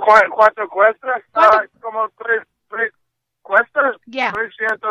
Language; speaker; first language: Spanish; non-native, learner; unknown